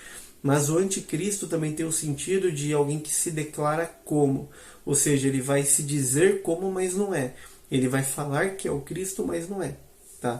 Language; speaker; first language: Portuguese; native; Portuguese